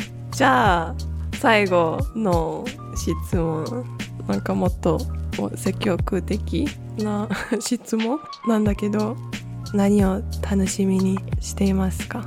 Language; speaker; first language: Japanese; non-native, learner; English